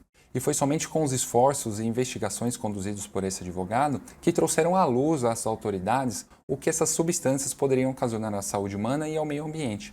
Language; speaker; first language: Portuguese; native; Portuguese